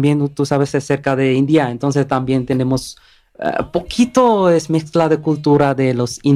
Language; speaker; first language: Spanish; non-native, learner; Bangla